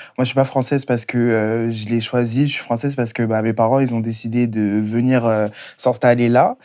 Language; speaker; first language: French; native; French